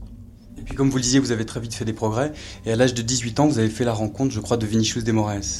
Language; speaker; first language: French; native; French